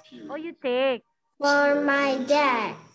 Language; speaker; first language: English; non-native, learner; Indonesian